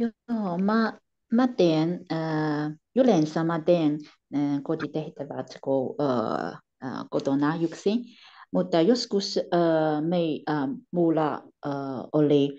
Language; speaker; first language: Finnish; non-native, learner; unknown